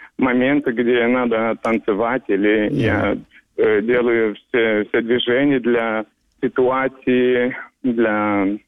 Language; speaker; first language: Russian; non-native, learner; Romanian